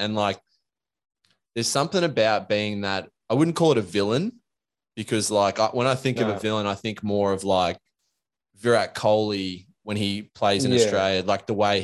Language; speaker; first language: English; native; English